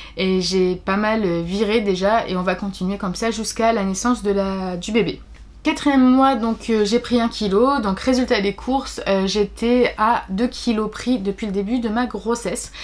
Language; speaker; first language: French; native; French